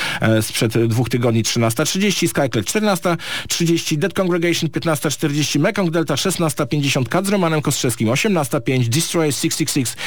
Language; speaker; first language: Polish; native; Polish